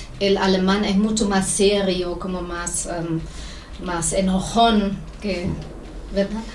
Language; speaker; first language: Spanish; non-native, fluent; German